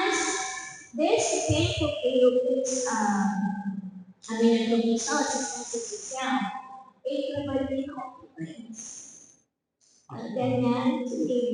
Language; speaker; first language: Portuguese; non-native, fluent; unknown